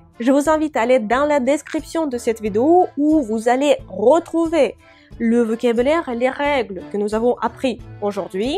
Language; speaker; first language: French; non-native, fluent; Russian